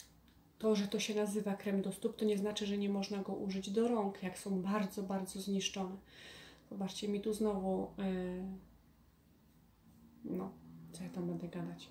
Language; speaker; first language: Polish; native; Polish